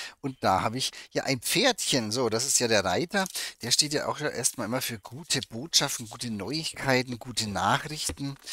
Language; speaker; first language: German; native; German